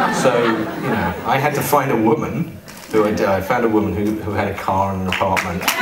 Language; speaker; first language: English; native; English